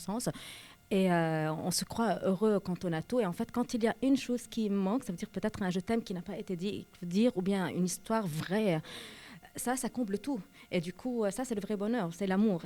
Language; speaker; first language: French; non-native, local second language; Arabic